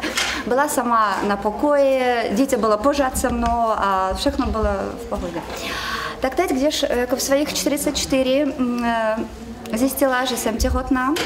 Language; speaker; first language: Czech; non-native, learner; Russian